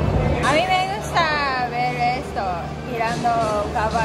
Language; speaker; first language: Spanish; non-native, learner; Japanese